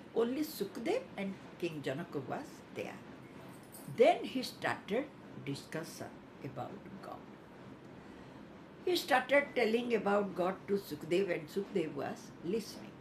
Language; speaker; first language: English; non-native, local second language; Odia